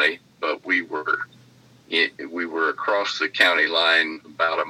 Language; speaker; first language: English; native; English